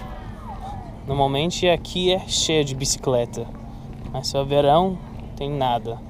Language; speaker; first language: Portuguese; non-native, learner; English